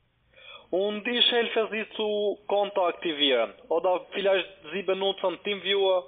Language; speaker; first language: German; non-native, learner; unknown